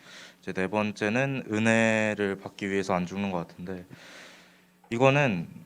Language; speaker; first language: Korean; native; Korean